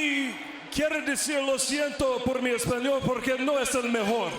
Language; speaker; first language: Spanish; non-native, learner; English